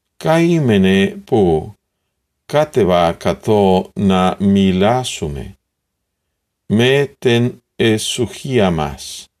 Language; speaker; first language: Greek; non-native, learner; Spanish